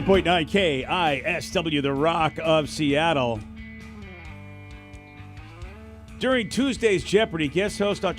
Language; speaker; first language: English; native; English